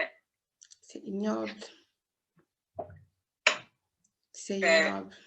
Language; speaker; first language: French; native; French